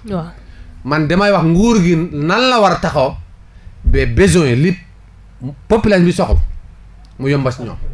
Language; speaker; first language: Wolof; non-native, local second language; Fula